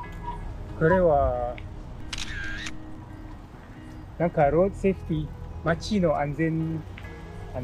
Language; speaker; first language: Japanese; non-native, learner; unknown